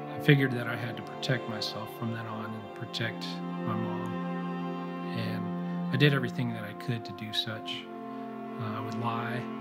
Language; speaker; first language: English; native; English